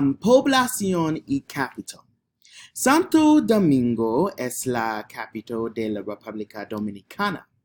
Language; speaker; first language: Spanish; non-native, learner; English